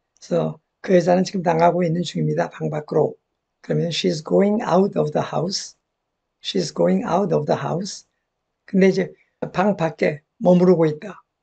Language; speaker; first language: Korean; native; Korean